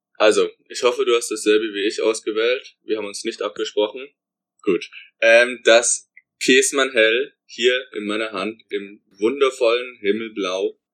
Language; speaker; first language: German; native; German